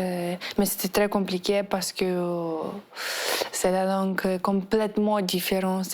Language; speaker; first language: French; non-native, fluent; Ukrainian